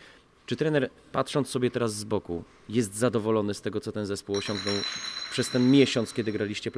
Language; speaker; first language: Polish; native; Polish